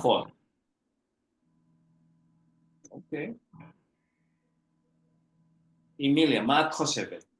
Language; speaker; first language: Hebrew; non-native, fluent; Indonesian